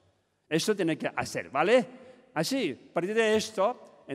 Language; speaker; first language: Spanish; non-native, learner; Tibetan